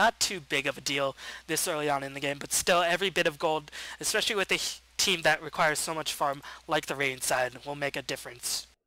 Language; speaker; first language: English; native; English